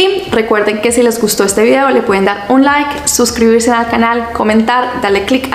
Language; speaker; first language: Spanish; native; Spanish